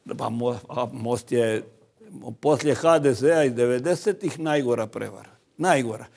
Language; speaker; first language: Croatian; native; Croatian